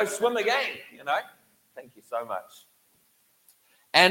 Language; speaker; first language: English; native; English